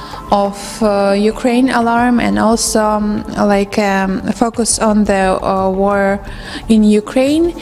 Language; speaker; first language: English; non-native, local second language; Ukrainian